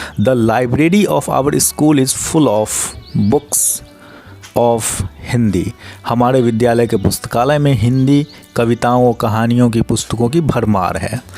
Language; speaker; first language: Hindi; native; Hindi